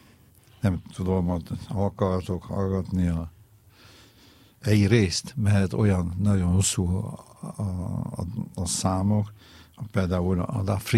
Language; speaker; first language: Hungarian; non-native, fluent; French